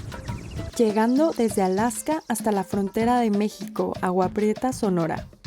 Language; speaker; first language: Spanish; native; Spanish